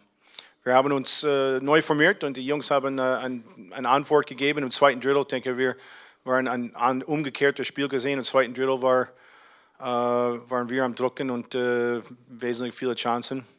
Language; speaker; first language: German; non-native, fluent; English